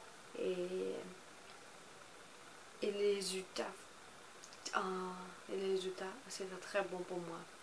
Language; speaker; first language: French; non-native, learner; Portuguese